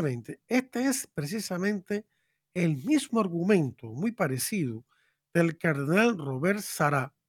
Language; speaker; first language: Spanish; native; Spanish